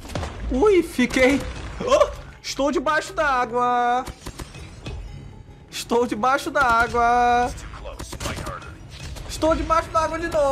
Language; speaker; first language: Portuguese; native; Portuguese